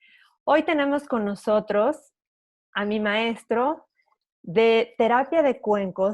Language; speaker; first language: Spanish; native; Spanish